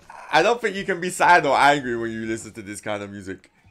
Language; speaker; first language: English; native; English